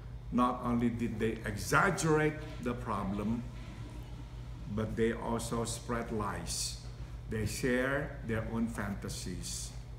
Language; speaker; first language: English; non-native, fluent; Indonesian